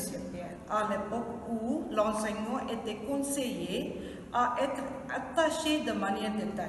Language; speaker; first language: French; non-native, fluent; Tamil